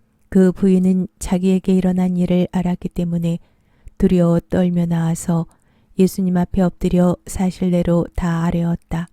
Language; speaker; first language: Korean; native; Korean